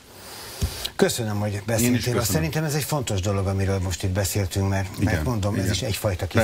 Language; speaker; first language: Hungarian; native; Hungarian